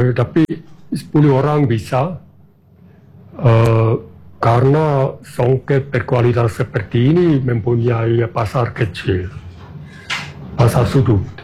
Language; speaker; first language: Indonesian; non-native, fluent; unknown